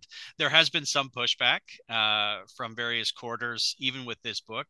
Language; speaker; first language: English; native; English